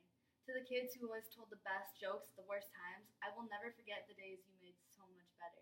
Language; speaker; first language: English; native; English